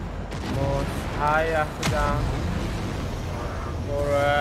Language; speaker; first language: Japanese; early bilingual, heritage; Japanese